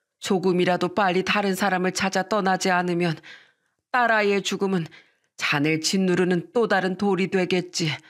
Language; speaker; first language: Korean; native; Korean